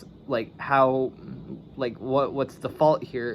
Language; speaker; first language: English; native; English